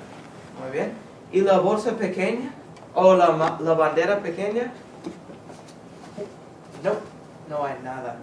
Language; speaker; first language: Spanish; non-native, fluent; English